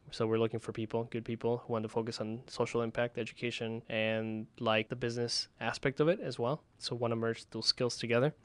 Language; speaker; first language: English; early bilingual, other home language; Spanish